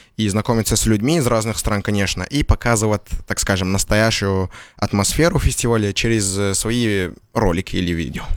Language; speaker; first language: Russian; non-native, fluent; Arabic